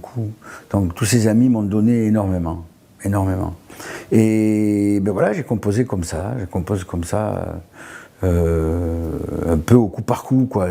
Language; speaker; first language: French; native; French